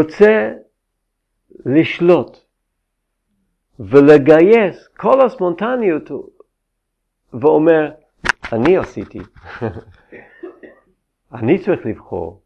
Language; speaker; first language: Hebrew; non-native, fluent; English